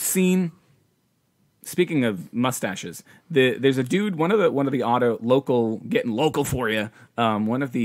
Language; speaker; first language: English; native; English